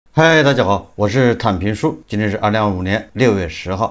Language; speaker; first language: Chinese; native; Chinese